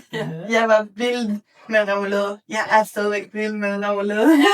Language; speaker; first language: Danish; non-native, learner; Spanish